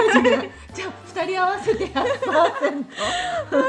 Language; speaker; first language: Japanese; native; Japanese